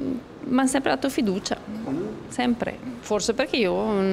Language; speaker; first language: Italian; native; Italian